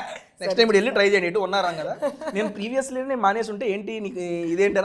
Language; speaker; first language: Telugu; native; Telugu